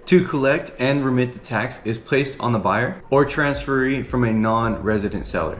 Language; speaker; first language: English; native; English